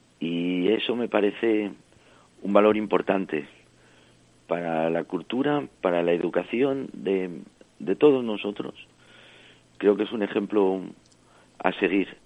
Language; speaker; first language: Spanish; early bilingual, heritage; Spanish